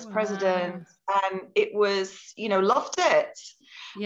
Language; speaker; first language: English; native; English